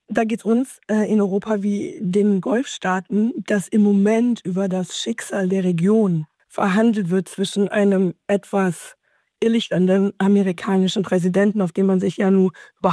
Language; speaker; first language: German; native; German